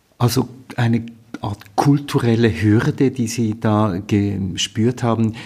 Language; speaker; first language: German; native; German